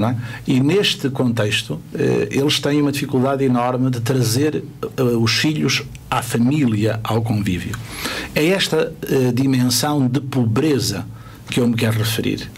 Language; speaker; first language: Portuguese; native; Portuguese